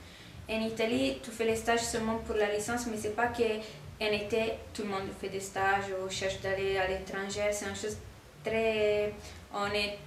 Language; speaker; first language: French; non-native, fluent; Italian